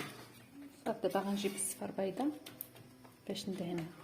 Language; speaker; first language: Arabic; native; Arabic